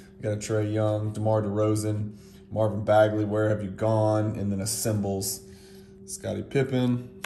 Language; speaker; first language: English; native; English